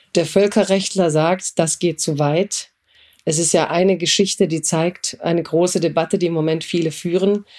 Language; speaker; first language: German; early bilingual, other home language; Croatian